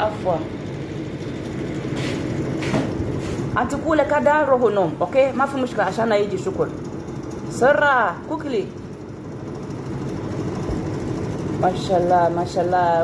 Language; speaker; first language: Arabic; non-native, learner; Oromo